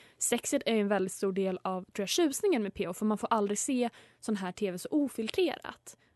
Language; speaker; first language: Swedish; native; Swedish